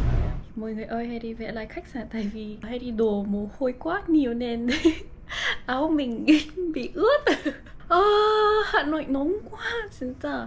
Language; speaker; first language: Vietnamese; non-native, fluent; Korean